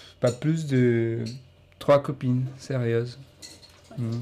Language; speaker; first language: French; non-native, fluent; Spanish